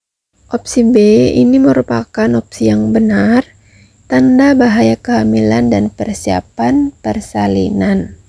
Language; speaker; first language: Indonesian; native; Indonesian